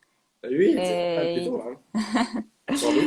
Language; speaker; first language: French; native; French